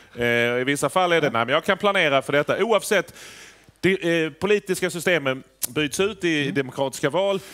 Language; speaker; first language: Swedish; native; Swedish